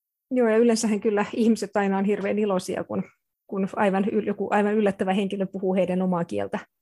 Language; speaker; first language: Finnish; native; Finnish